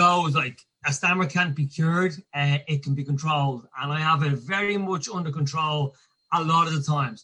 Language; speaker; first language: English; native; English